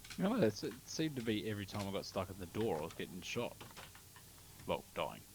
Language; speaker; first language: English; native; English